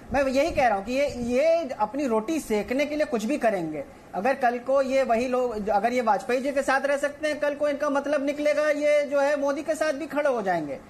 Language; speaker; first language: Hindi; native; Hindi